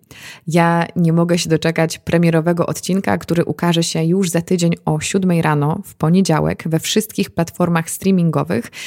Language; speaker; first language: Polish; native; Polish